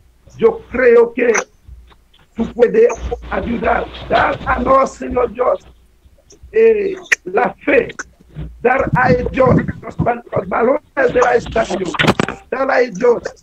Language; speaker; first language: Spanish; non-native, learner; Haitian Creole